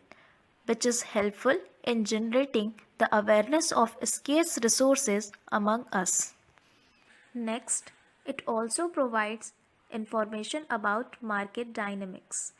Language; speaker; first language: English; non-native, local second language; Hindi